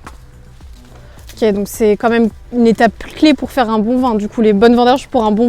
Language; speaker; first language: French; native; French